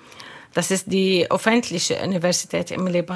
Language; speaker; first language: German; non-native, learner; Arabic